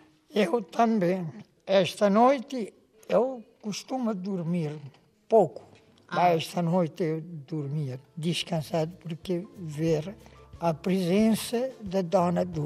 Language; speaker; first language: Portuguese; non-native, local second language; Kabuverdianu